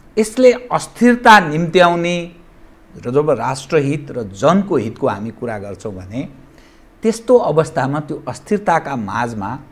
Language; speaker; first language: Nepali; native; Nepali